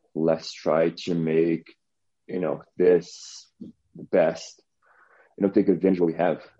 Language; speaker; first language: English; non-native, fluent; Portuguese